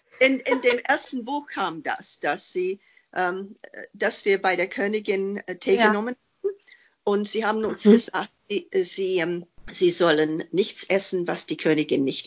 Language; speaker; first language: German; non-native, fluent; English